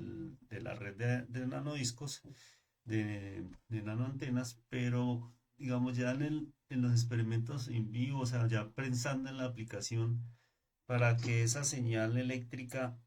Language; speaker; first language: Spanish; native; Spanish